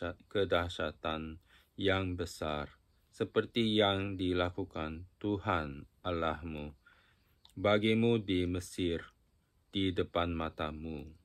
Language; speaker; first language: Indonesian; non-native, fluent; Japanese